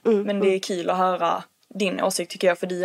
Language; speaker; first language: Swedish; early bilingual, other home language; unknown